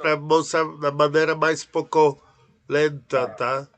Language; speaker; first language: Portuguese; non-native, learner; Polish